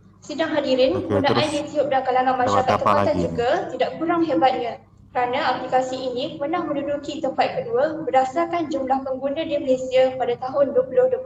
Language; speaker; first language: Malay; native; Malay